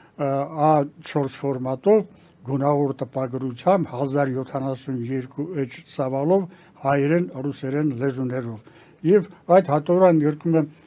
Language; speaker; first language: Armenian; native; Armenian